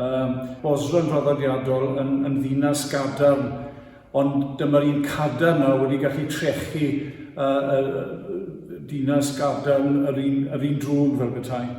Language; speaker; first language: Welsh; native; Welsh